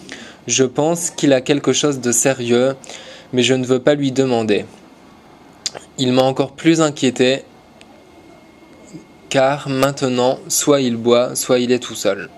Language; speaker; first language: French; non-native, learner; English